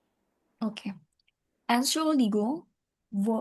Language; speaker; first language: German; non-native, learner; Indonesian